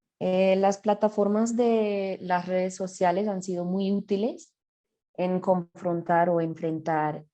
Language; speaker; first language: Spanish; non-native, fluent; English